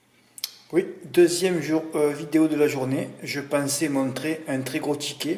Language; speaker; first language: French; native; French